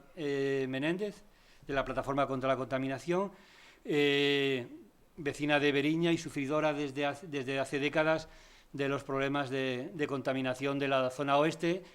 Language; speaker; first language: Spanish; native; Spanish